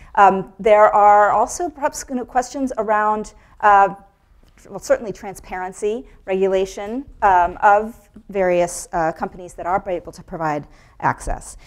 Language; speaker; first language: English; native; English